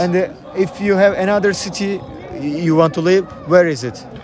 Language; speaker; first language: English; non-native, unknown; Turkish